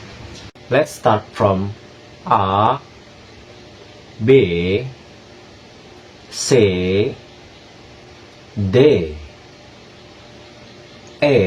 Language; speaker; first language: English; non-native, learner; Indonesian